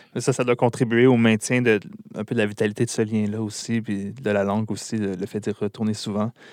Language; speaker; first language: French; native; French